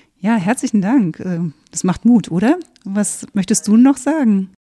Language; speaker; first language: German; native; German